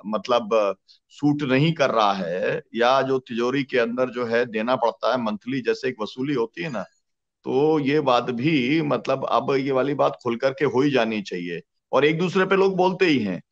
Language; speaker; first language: Hindi; native; Hindi